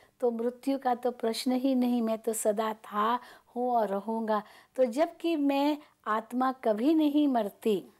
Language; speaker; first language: Hindi; native; Hindi